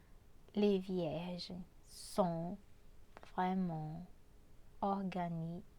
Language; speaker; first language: French; non-native, fluent; Portuguese